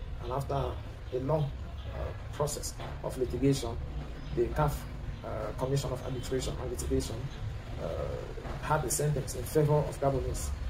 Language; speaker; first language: English; non-native, local second language; French